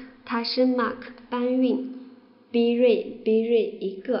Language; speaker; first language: Turkish; non-native, fluent; Chinese